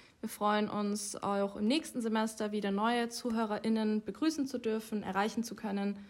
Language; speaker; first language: German; native; German